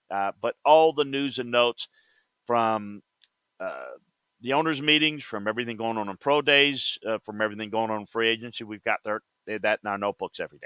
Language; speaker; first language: English; native; English